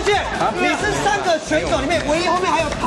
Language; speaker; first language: Chinese; native; Chinese